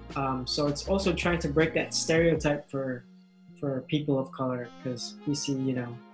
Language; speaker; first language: English; native; English